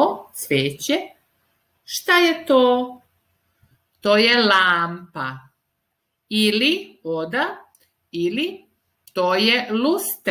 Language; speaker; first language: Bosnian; early bilingual, heritage; Serbian